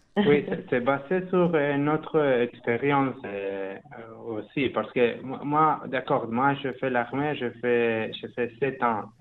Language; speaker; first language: French; non-native, learner; Spanish